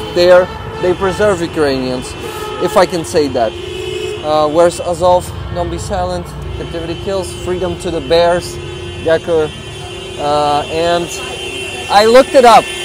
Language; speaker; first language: English; non-native, fluent; Ukrainian